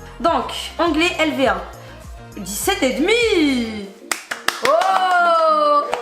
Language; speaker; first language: French; native; French